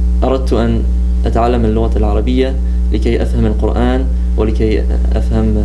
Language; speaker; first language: Arabic; non-native, fluent; French